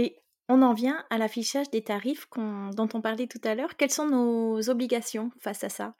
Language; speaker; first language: French; native; French